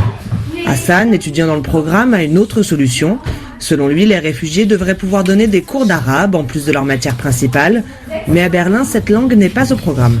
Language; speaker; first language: French; native; French